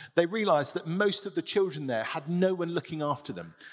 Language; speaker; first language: English; native; English